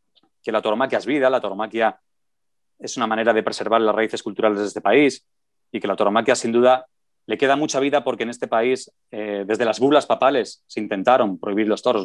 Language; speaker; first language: Spanish; native; Spanish